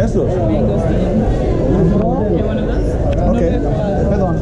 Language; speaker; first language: Spanish; non-native, learner; English